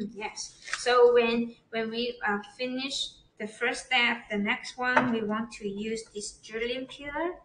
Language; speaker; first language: English; non-native, learner; Chinese